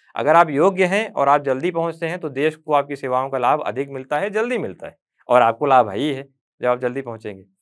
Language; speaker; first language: Hindi; native; Hindi